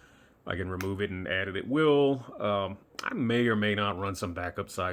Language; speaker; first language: English; native; English